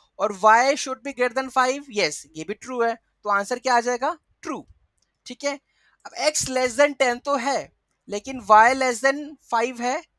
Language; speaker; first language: Hindi; native; Hindi